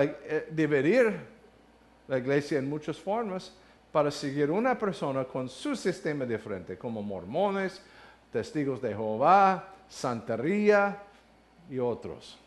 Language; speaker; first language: Spanish; non-native, learner; English